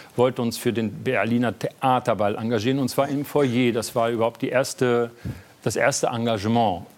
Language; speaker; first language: German; native; German